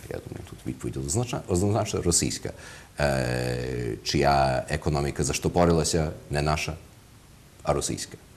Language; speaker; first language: Ukrainian; early bilingual, heritage; Ukrainian